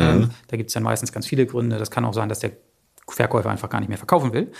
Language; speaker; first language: German; native; German